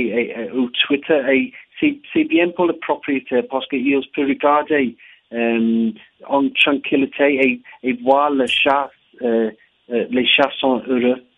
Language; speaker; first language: French; non-native, learner; English